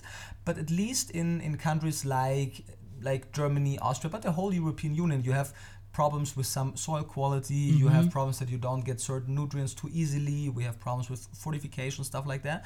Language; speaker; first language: English; non-native, fluent; German